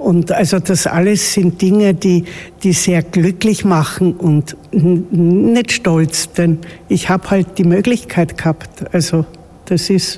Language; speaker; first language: German; native; German